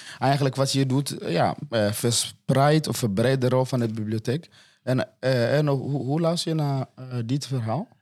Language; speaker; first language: Dutch; non-native, fluent; Swahili